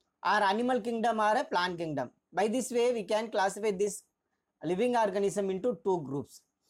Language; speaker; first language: English; non-native, local second language; Tamil